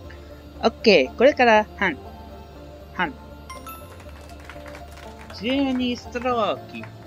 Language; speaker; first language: Japanese; non-native, learner; English